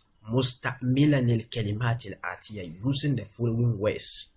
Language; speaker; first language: Arabic; non-native, fluent; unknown